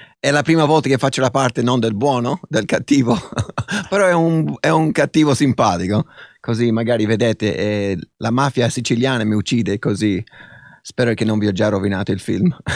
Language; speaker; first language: Italian; early bilingual, other home language; English